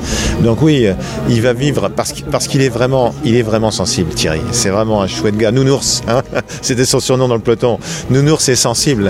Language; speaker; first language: French; native; French